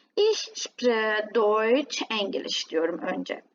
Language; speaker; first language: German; non-native, fluent; Turkish